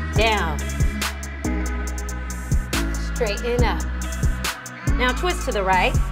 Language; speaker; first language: English; native; English